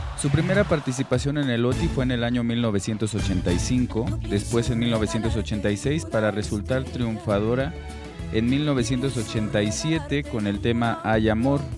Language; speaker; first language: Spanish; native; Spanish